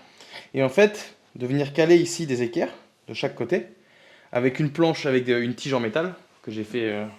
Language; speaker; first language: French; native; French